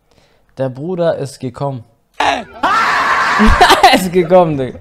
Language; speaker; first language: German; native; German